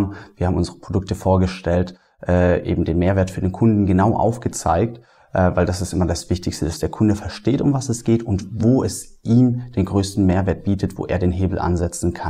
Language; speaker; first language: German; native; German